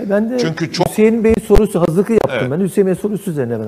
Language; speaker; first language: Turkish; native; Turkish